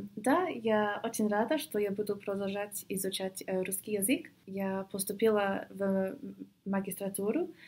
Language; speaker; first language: Russian; non-native, fluent; English